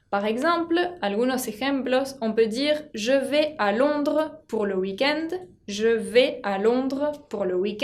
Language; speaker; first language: French; non-native, fluent; Spanish